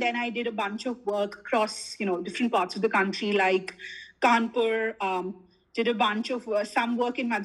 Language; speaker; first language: English; non-native, local second language; Hindi